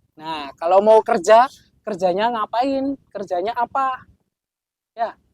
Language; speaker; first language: Indonesian; non-native, local second language; Sundanese